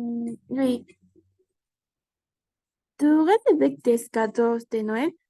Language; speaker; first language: French; non-native, learner; Spanish